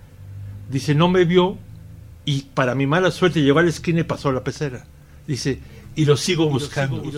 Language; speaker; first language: Spanish; native; Spanish